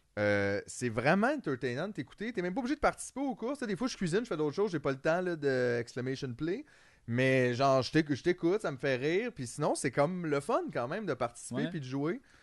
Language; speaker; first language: French; native; French